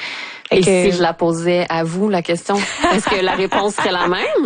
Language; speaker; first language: French; native; French